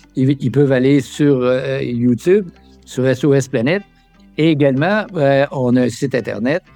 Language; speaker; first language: French; native; French